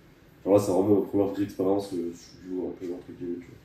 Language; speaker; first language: French; native; French